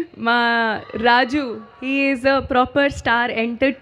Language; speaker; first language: Telugu; non-native, learner; Hindi